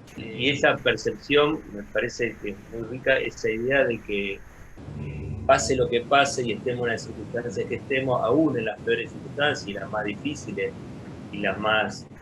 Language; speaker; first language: Spanish; native; Spanish